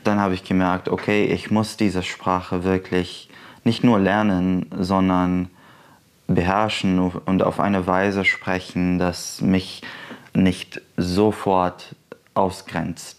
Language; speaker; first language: German; non-native, fluent; Arabic